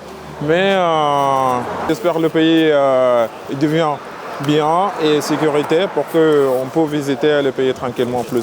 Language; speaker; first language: French; non-native, fluent; Arabic